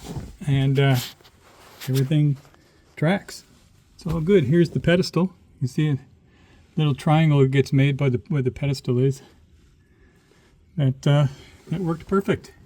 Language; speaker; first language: English; native; English